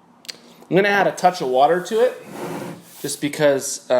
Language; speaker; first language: English; native; English